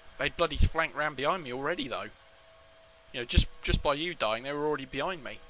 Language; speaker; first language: English; native; English